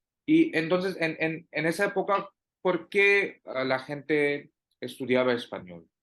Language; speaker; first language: Spanish; non-native, fluent; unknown